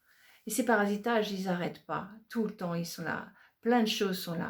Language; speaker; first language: French; native; French